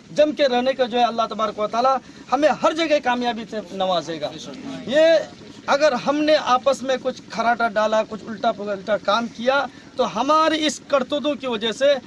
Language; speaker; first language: Urdu; native; Urdu